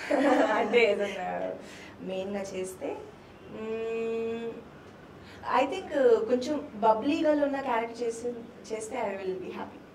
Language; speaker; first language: Telugu; non-native, local second language; Hindi